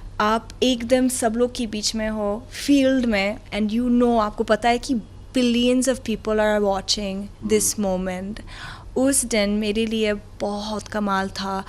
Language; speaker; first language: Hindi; non-native, learner; Arabic